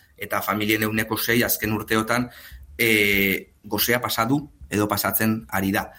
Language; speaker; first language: Basque; native; Basque